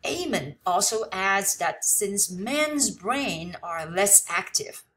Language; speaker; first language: English; non-native, fluent; Chinese